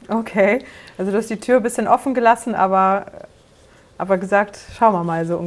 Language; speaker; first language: German; native; German